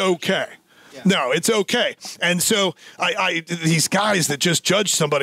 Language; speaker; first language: English; native; English